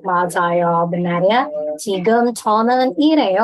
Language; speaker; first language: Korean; non-native, fluent; Indonesian